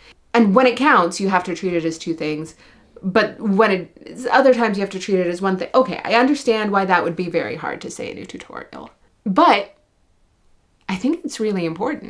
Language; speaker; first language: English; native; English